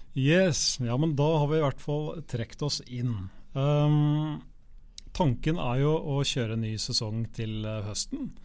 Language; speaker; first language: Norwegian; native; Norwegian